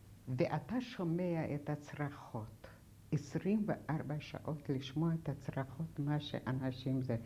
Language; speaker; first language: Hebrew; non-native, fluent; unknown